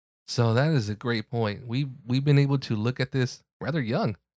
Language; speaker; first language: English; early bilingual, other home language; Spanish